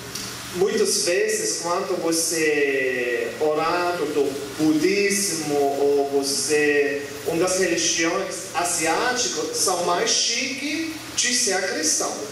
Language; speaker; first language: Portuguese; non-native, learner; German